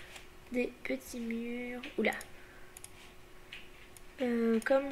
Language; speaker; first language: French; native; French